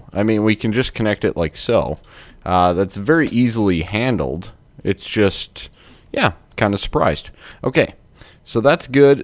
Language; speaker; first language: English; native; English